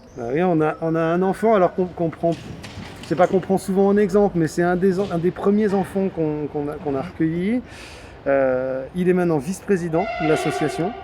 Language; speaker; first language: French; native; French